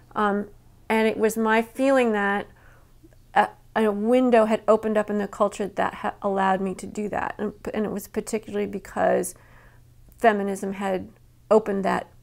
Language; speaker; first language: English; native; English